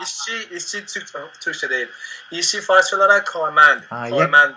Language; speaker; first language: Turkish; non-native, learner; Spanish